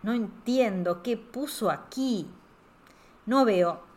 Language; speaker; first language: Spanish; native; Spanish